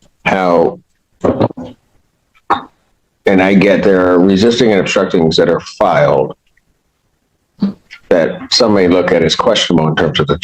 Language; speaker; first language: English; native; English